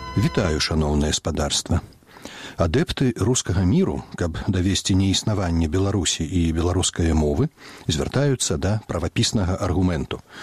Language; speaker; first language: Belarusian; native; Belarusian